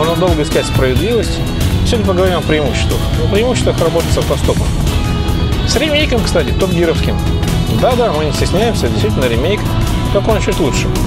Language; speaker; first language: Russian; native; Russian